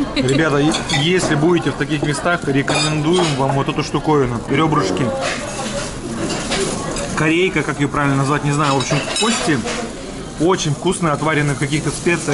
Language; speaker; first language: Russian; native; Russian